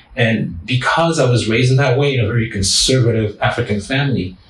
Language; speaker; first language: English; non-native, fluent; French